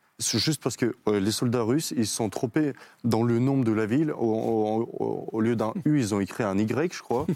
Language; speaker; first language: French; non-native, fluent; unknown